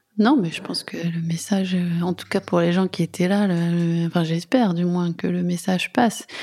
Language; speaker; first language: French; native; French